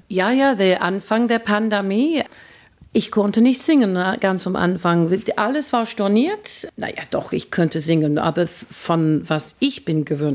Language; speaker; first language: German; non-native, fluent; English